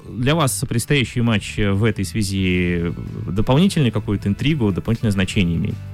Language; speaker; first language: Russian; native; Russian